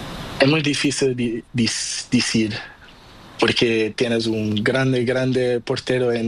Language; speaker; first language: Spanish; non-native, learner; Portuguese